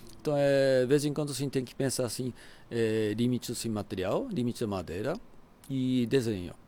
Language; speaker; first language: Portuguese; non-native, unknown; Japanese